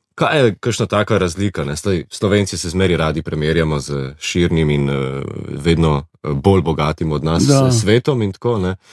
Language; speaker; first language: Slovenian; native; Slovenian